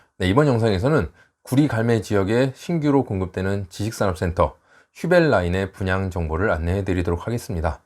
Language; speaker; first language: Korean; native; Korean